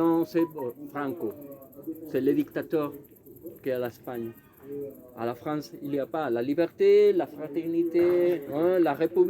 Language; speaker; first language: French; non-native, learner; Spanish